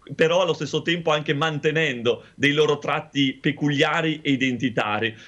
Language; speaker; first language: Italian; native; Italian